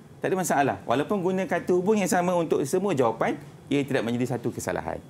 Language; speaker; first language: Malay; native; Malay